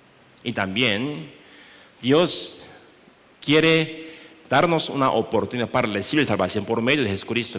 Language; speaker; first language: Spanish; non-native, learner; Korean